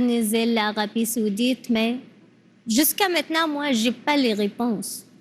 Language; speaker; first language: French; non-native, learner; Arabic